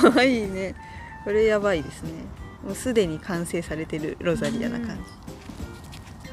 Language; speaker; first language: Japanese; native; Japanese